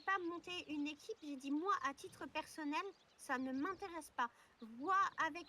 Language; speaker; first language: French; native; French